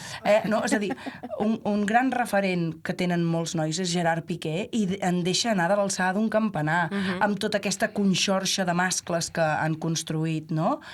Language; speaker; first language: Catalan; native; Catalan